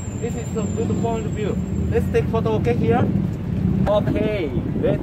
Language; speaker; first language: English; non-native, learner; Japanese